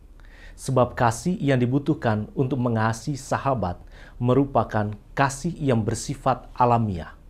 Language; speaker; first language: Indonesian; native; Indonesian